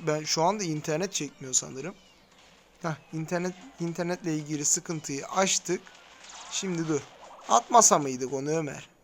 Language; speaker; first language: Turkish; native; Turkish